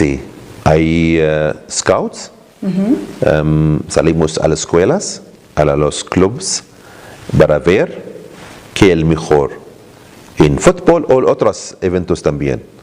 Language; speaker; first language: Spanish; non-native, learner; Arabic